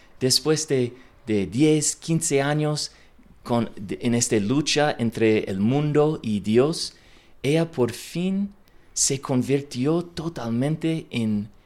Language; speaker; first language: Spanish; non-native, learner; English